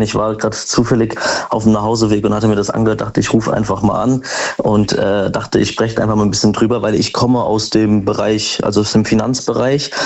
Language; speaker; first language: German; native; German